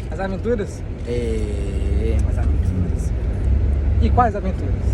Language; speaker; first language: Portuguese; native; Portuguese